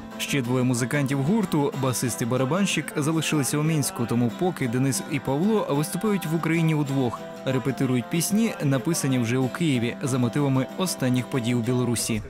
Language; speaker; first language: Ukrainian; native; Ukrainian